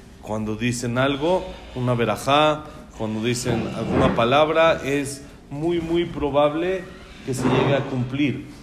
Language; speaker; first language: Spanish; native; Spanish